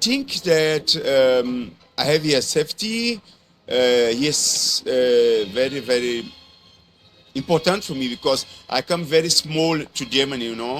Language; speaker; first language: English; non-native, learner; Portuguese